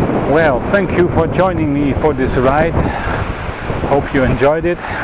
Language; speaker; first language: English; non-native, fluent; Dutch